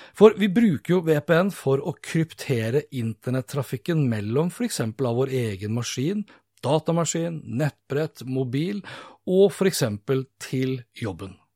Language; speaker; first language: Norwegian; native; Norwegian